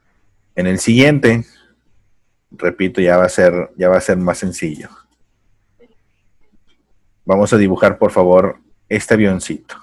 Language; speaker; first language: Spanish; native; Spanish